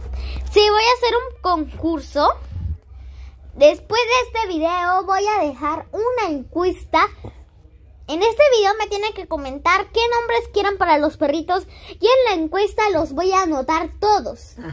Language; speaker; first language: Spanish; native; Spanish